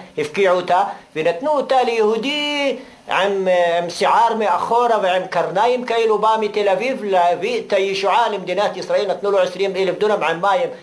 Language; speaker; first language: Hebrew; non-native, local second language; Arabic